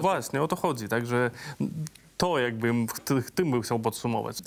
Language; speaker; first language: Polish; non-native, fluent; Belarusian